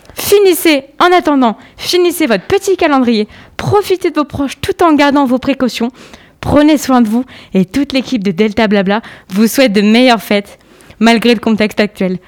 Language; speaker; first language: French; native; French